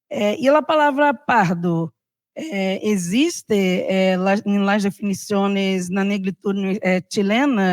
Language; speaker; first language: Portuguese; non-native, learner; Spanish